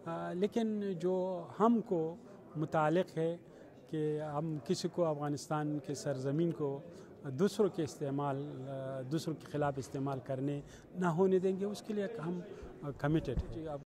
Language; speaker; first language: Hindi; non-native, fluent; Pashto